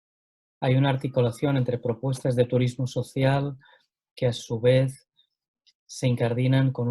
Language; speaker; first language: Spanish; native; Spanish